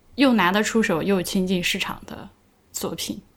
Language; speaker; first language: Chinese; native; Chinese